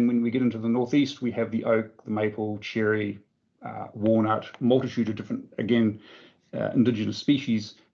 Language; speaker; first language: English; native; English